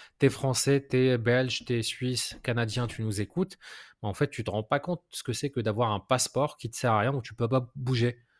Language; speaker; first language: French; non-native, local second language; Arabic